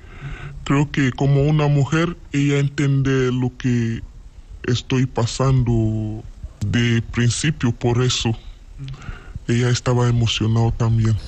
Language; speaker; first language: Spanish; non-native, learner; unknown